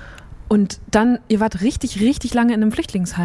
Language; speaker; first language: German; native; German